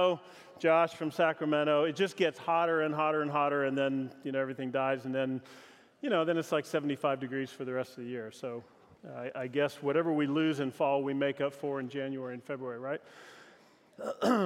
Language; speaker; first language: English; native; English